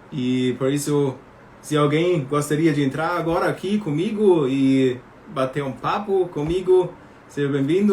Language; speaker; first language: Portuguese; non-native, fluent; German